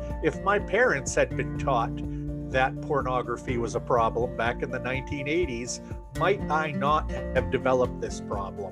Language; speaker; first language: English; native; English